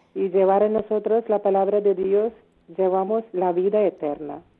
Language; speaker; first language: Spanish; non-native, learner; Malayalam